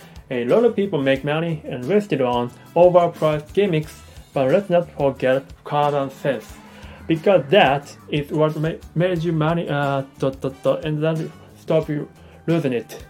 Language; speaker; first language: English; non-native, learner; Japanese